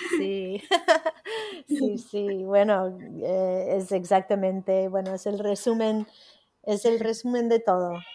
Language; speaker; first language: Spanish; non-native, fluent; English